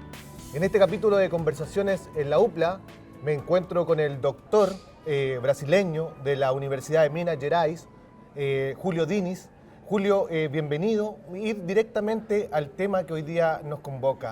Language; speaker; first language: Spanish; native; Spanish